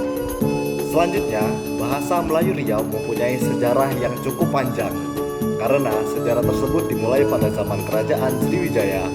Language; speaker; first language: Indonesian; non-native, local second language; Malay